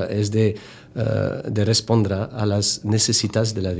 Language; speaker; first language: Catalan; non-native, fluent; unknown